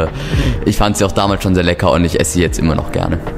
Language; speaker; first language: German; native; German